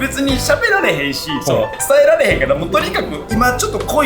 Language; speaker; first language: Japanese; native; Japanese